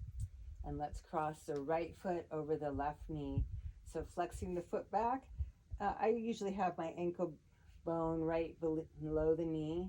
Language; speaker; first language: English; native; English